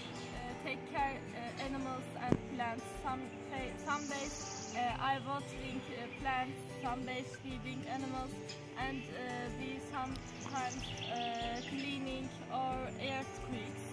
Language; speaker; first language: English; non-native, learner; Turkish